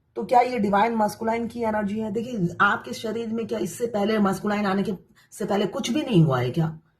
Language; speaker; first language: Hindi; non-native, local second language; Bangla